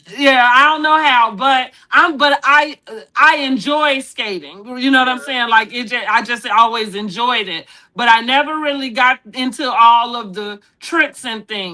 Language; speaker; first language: English; native; English